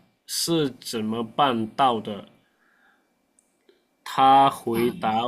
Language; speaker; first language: Chinese; non-native, fluent; Indonesian